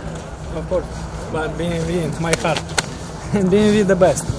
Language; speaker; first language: English; non-native, learner; Ukrainian